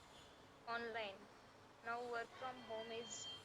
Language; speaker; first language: English; non-native, learner; Marathi